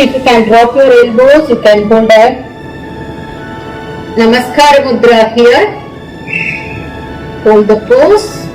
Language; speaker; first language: English; non-native, local second language; Tamil